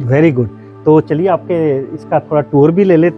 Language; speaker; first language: Hindi; native; Hindi